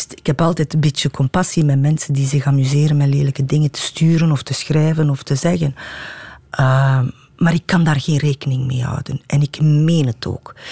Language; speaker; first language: Dutch; native; Dutch